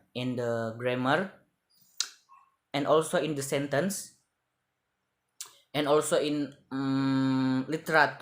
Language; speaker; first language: English; non-native, learner; Indonesian